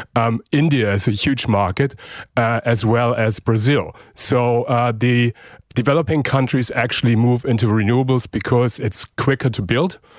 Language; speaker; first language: English; non-native, fluent; German